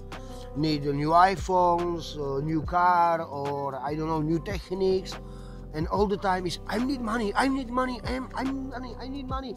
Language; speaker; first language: English; non-native, learner; Slovak